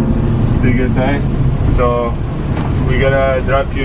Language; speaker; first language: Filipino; non-native, learner; Arabic